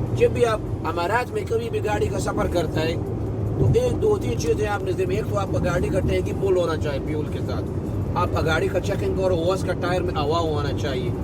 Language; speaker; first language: Urdu; non-native, local second language; Pashto